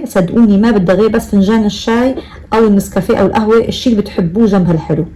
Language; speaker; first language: Arabic; native; Arabic